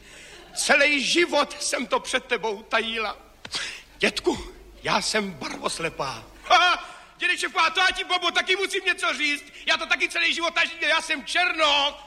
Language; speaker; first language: Czech; native; Czech